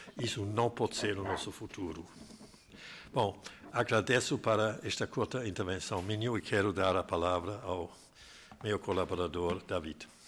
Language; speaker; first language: Portuguese; non-native, fluent; German